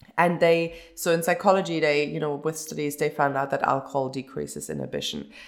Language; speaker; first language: English; early bilingual, other home language; German